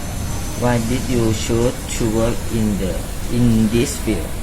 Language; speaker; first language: English; non-native, learner; Thai